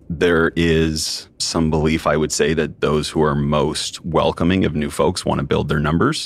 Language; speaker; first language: English; native; English